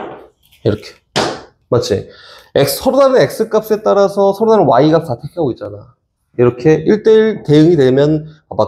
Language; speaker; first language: Korean; native; Korean